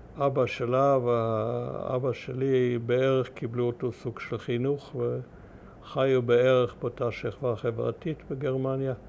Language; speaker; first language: Hebrew; early bilingual, other home language; German